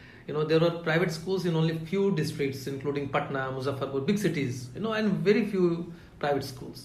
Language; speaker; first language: English; non-native, local second language; Hindi